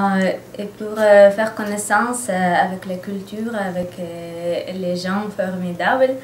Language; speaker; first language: French; non-native, fluent; Russian